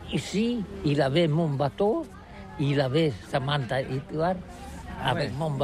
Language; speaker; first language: French; non-native, learner; Catalan